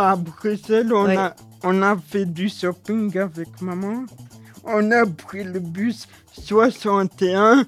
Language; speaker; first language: French; early bilingual, other home language; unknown